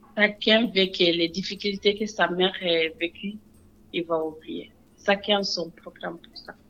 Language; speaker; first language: French; non-native, local second language; Wolof